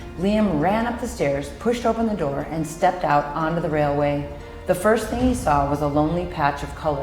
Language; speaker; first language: English; native; English